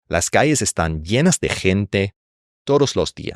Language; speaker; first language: Spanish; non-native, fluent; English